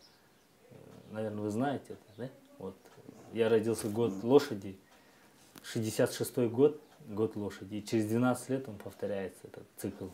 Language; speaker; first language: Russian; non-native, local second language; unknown